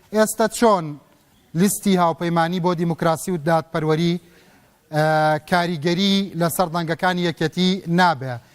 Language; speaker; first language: Central Kurdish; native; Central Kurdish